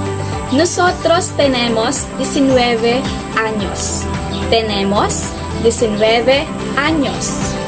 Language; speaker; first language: Spanish; non-native, learner; Filipino